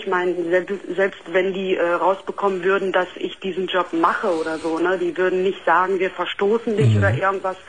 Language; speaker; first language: German; early bilingual, other home language; Arabic